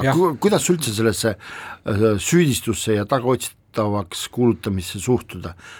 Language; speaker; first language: Estonian; non-native, local second language; Russian